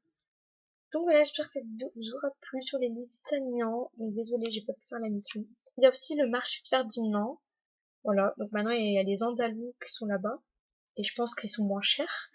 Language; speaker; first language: French; native; French